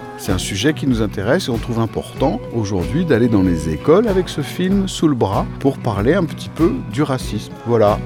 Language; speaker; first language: French; native; French